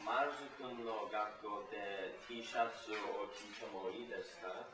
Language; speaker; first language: Japanese; non-native, learner; English